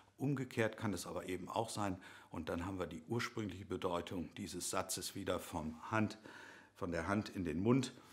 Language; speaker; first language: German; native; German